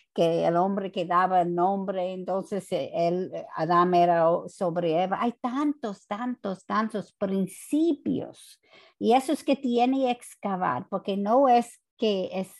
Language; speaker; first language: Spanish; non-native, fluent; English